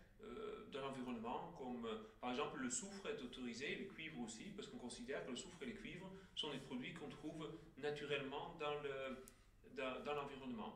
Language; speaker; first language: French; native; French